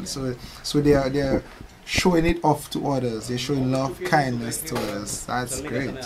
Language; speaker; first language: English; non-native, fluent; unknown